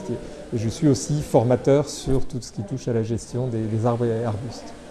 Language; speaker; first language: French; native; French